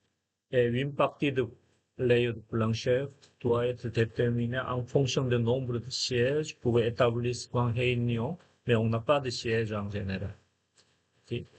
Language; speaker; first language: French; non-native, fluent; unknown